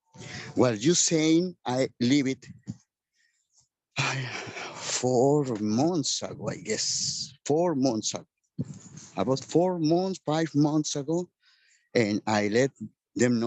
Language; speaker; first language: English; non-native, learner; Spanish